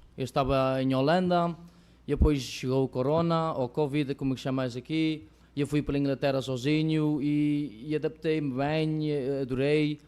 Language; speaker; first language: Portuguese; early bilingual, heritage; Portuguese